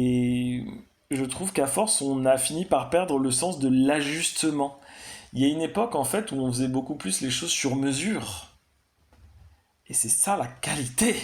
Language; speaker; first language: French; native; French